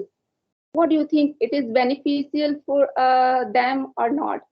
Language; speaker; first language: English; non-native, learner; Hindi